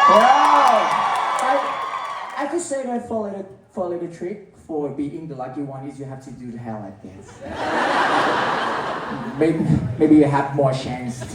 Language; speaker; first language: English; non-native, learner; Thai